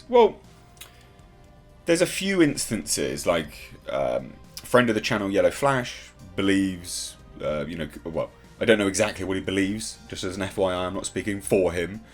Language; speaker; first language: English; native; English